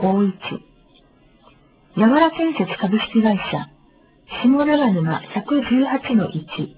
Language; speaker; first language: Japanese; native; Japanese